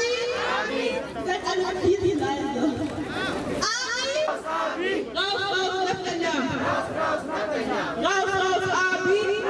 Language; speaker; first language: German; non-native, learner; Oromo